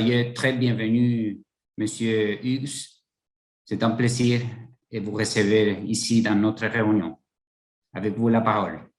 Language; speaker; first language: French; non-native, learner; Portuguese